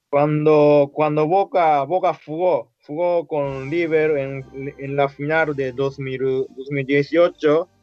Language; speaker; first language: Spanish; non-native, learner; Japanese